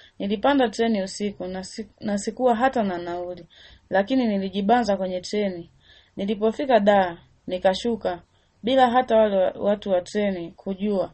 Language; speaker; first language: Swahili; native; Swahili